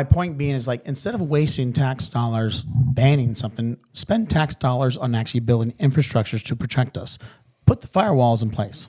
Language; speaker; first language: English; native; English